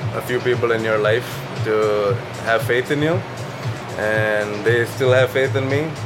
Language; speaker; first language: English; non-native, local second language; Malayalam